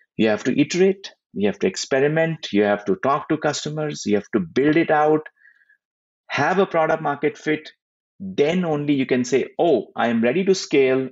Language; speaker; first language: English; non-native, local second language; Hindi